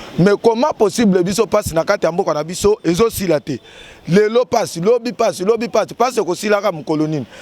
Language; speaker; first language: Lingala; native; Lingala